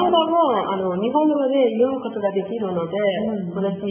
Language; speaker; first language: Japanese; non-native, learner; Persian